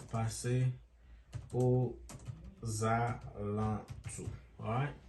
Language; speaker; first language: French; non-native, local second language; Haitian Creole